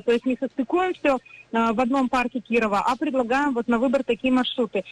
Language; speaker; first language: Russian; native; Russian